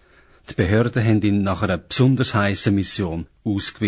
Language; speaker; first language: German; native; German